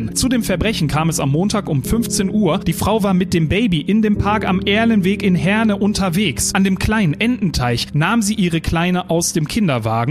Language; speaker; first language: German; native; German